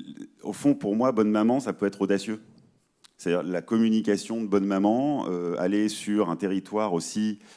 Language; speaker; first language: French; native; French